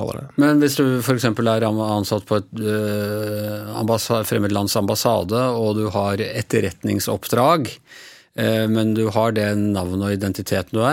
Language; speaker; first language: Norwegian; native; Norwegian